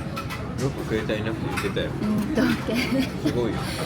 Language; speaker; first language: Japanese; native; Japanese